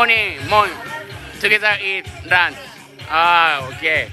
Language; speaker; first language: English; non-native, learner; Japanese